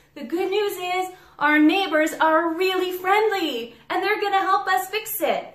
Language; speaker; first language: English; native; English